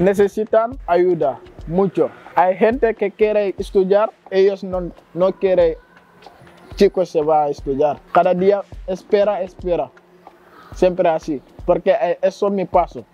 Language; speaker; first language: Spanish; non-native, learner; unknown